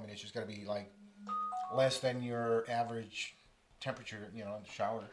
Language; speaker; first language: English; native; English